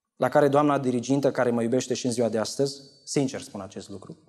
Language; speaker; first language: Romanian; native; Romanian